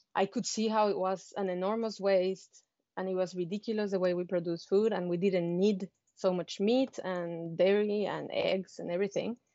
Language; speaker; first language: English; non-native, fluent; Spanish